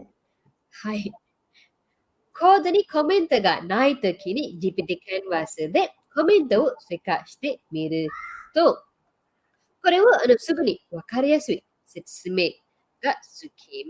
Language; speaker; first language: Japanese; non-native, fluent; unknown